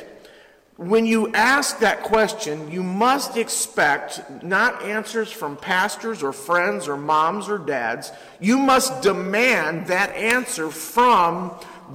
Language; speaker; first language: English; native; English